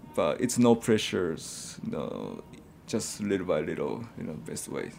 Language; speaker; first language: English; non-native, fluent; Japanese